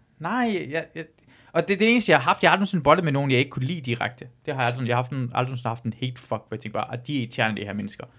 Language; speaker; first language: Danish; early bilingual, other home language; Persian